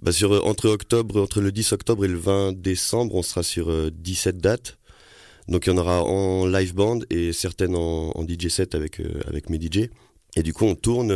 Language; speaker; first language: French; native; French